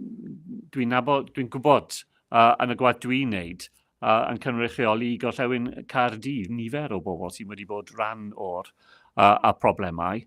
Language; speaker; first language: Welsh; non-native, local second language; English